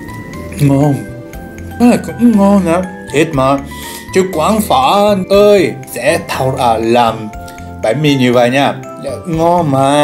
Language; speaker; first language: Vietnamese; non-native, learner; Japanese